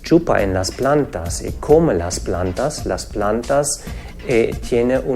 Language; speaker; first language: Spanish; non-native, fluent; German